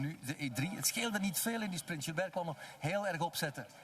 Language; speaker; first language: Dutch; native; Dutch